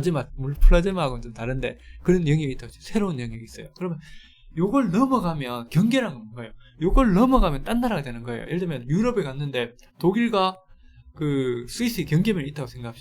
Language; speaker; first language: Korean; native; Korean